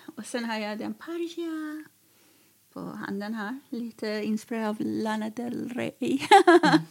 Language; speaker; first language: Swedish; non-native, fluent; Persian